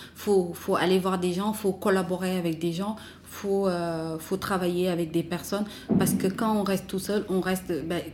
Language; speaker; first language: French; non-native, local second language; Wolof